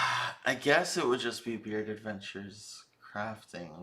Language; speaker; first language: English; native; English